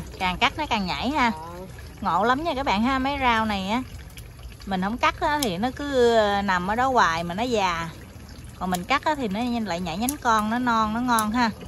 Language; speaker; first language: Vietnamese; native; Vietnamese